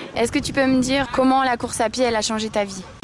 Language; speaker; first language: French; native; French